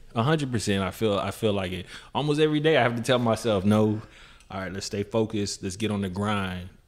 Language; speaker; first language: English; native; English